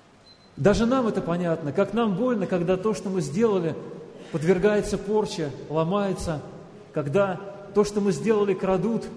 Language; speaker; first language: Russian; native; Russian